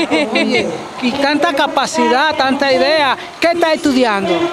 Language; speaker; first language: Spanish; native; Spanish